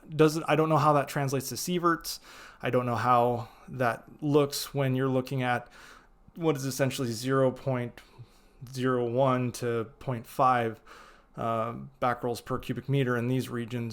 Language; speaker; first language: English; native; English